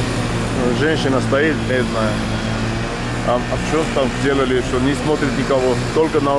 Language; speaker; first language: Russian; non-native, learner; Armenian